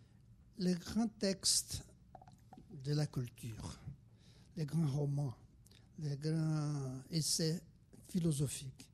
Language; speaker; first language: French; non-native, fluent; Portuguese